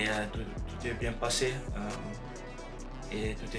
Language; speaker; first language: French; non-native, learner; Dutch